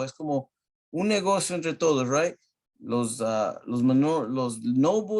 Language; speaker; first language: Spanish; early bilingual, heritage; Spanish